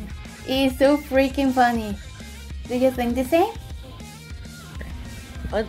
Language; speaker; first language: English; non-native, learner; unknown